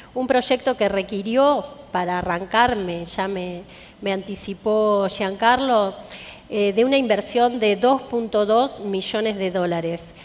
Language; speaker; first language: Spanish; native; Spanish